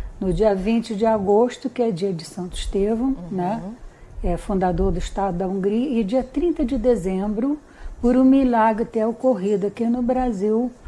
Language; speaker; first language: Portuguese; early bilingual, other home language; Hungarian